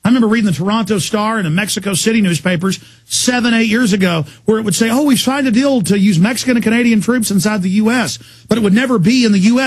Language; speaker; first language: English; native; English